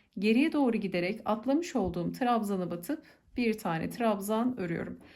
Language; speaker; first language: Turkish; native; Turkish